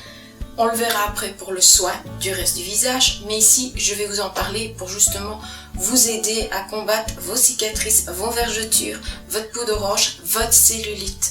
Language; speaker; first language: French; native; French